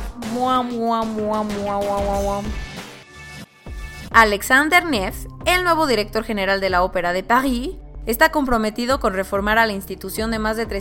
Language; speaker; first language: Spanish; native; Spanish